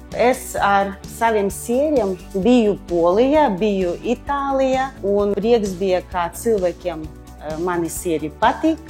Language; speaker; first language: Latvian; non-native, local second language; Russian